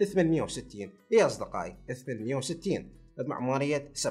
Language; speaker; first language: Arabic; native; Arabic